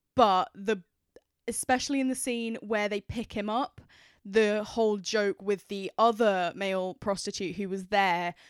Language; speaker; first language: English; native; English